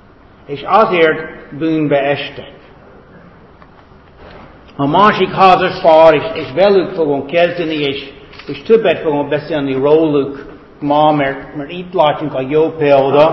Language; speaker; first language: Hungarian; non-native, fluent; English